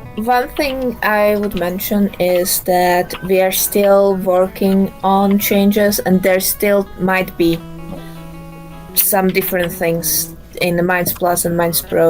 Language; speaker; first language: English; non-native, fluent; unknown